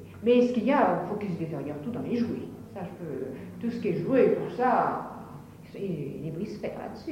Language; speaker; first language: French; native; French